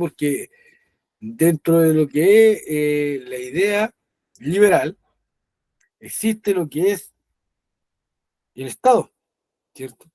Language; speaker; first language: Spanish; native; Spanish